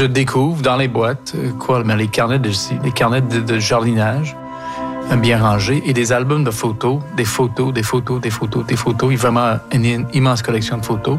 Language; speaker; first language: French; non-native, local second language; English